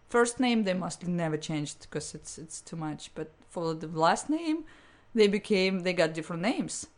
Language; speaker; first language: English; non-native, fluent; Russian